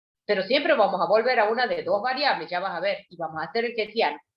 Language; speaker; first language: Spanish; native; Spanish